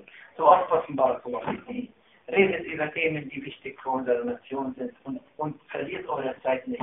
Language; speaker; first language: German; non-native, fluent; Arabic